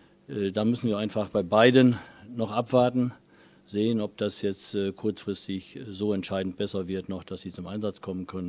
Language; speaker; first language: German; native; German